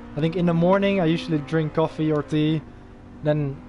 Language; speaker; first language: English; non-native, fluent; Dutch